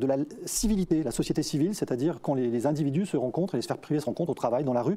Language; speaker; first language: French; native; French